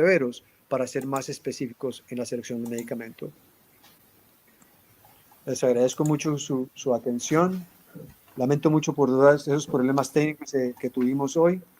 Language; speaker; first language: Spanish; native; Spanish